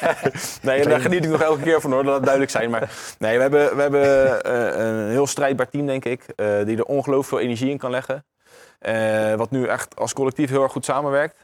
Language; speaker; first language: Dutch; native; Dutch